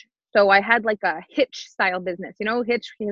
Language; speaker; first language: English; non-native, fluent; French